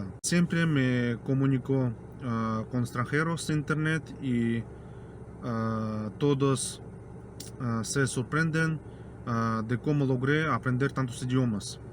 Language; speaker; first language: Spanish; non-native, fluent; Russian